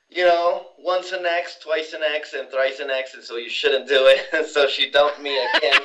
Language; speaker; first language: English; non-native, fluent; Spanish